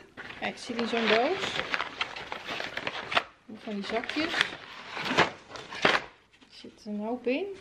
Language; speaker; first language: Dutch; native; Dutch